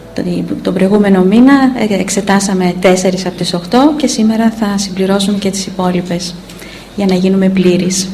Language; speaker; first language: Greek; native; Greek